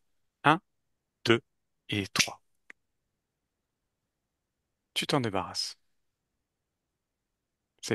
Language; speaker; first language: French; native; French